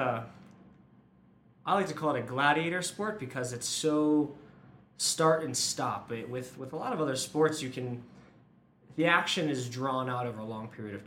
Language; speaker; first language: English; native; English